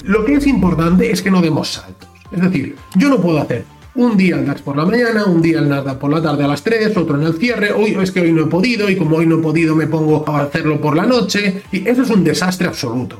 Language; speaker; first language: Spanish; native; Spanish